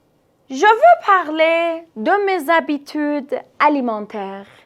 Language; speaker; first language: French; non-native, fluent; Persian